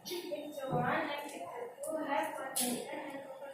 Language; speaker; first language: English; non-native, learner; Indonesian